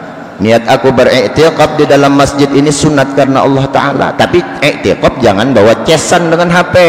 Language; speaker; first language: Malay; non-native, local second language; Banjar